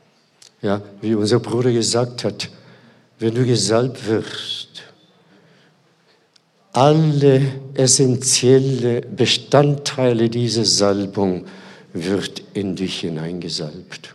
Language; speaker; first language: German; non-native, fluent; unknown